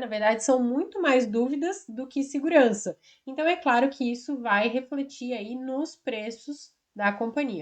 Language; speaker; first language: Portuguese; native; Portuguese